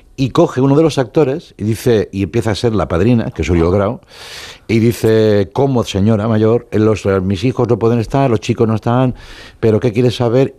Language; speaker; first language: Spanish; non-native, local second language; Catalan